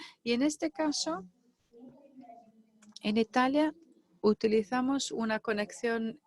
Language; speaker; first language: Spanish; non-native, fluent; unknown